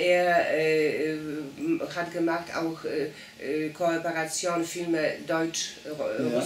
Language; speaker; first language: German; non-native, fluent; Polish